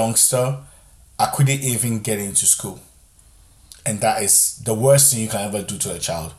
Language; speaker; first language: English; non-native, local second language; Akan